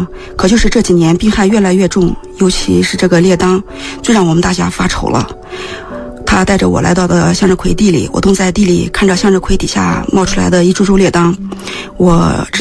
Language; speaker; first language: Chinese; native; Chinese